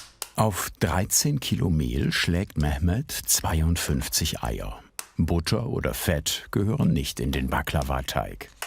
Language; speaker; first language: German; native; German